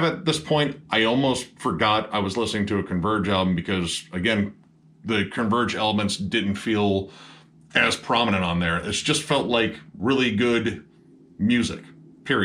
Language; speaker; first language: English; native; English